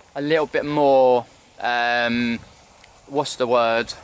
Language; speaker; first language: English; native; English